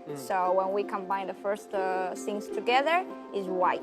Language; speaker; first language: English; non-native, learner; Chinese